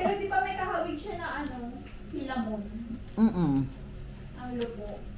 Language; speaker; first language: Filipino; native; Filipino